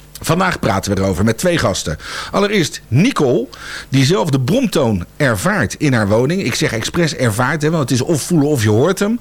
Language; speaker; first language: Dutch; native; Dutch